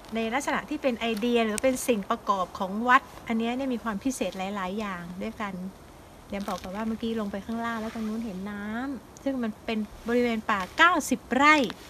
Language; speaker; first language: Thai; native; Thai